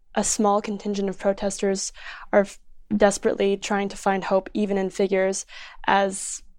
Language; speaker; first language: English; early bilingual, other home language; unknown